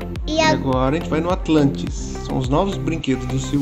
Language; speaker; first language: Portuguese; native; Portuguese